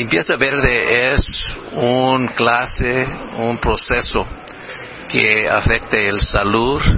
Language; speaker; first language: Spanish; non-native, fluent; English